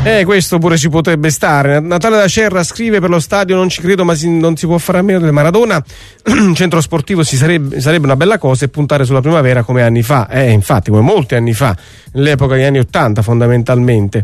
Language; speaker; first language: Italian; native; Italian